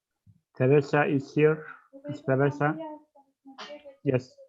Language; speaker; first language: English; non-native, fluent; Turkish